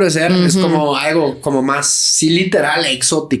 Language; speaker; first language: Spanish; native; Spanish